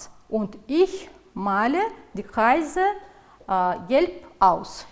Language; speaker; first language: German; non-native, fluent; Uzbek